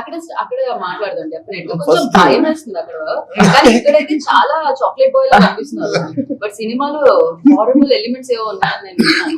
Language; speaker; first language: Telugu; native; Telugu